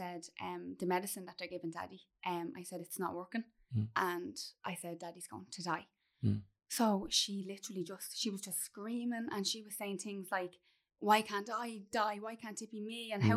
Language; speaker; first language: English; native; English